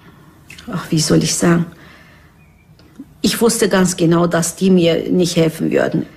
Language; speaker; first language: German; non-native, learner; Turkish